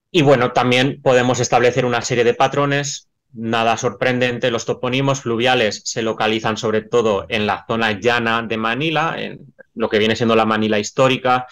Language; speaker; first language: Spanish; native; Spanish